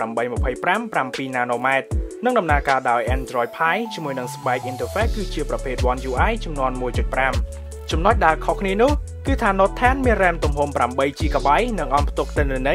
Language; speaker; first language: Khmer; native; Khmer